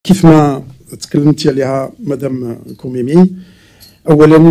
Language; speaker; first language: Arabic; native; Arabic